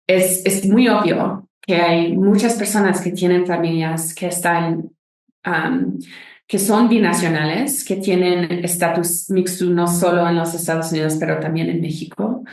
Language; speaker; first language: Spanish; non-native, fluent; English